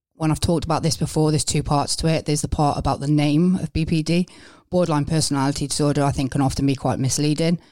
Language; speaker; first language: English; native; English